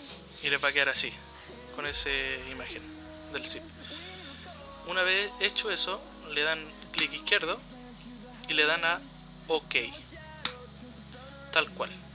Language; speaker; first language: Spanish; native; Spanish